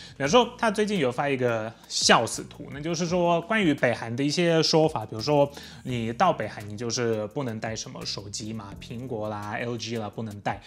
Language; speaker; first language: Chinese; non-native, fluent; Polish